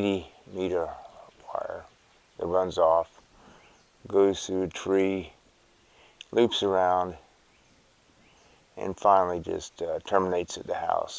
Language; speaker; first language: English; native; English